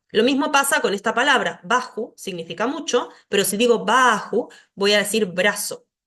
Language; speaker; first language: Spanish; native; Spanish